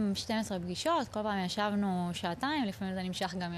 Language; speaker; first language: Hebrew; native; Hebrew